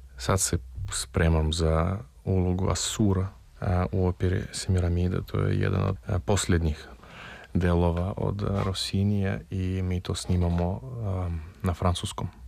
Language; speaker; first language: Serbian; non-native, fluent; Russian